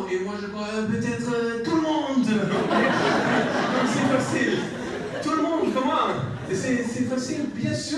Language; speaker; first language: French; non-native, learner; English